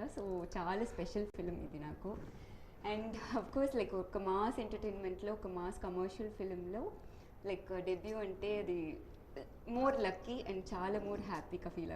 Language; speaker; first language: Telugu; non-native, learner; Tamil